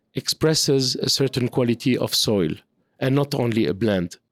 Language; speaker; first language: English; non-native, fluent; French